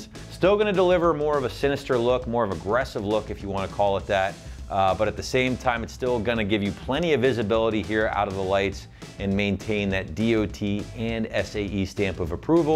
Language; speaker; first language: English; native; English